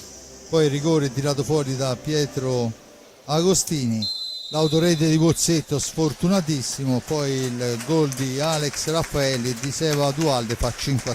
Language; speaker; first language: Italian; native; Italian